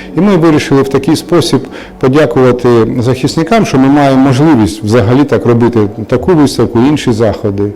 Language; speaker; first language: Ukrainian; non-native, local second language; Russian